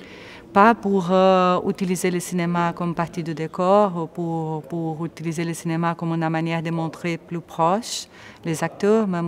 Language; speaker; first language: French; non-native, fluent; Portuguese